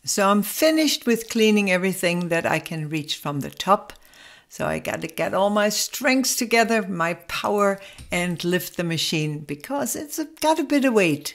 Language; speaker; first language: English; non-native, fluent; German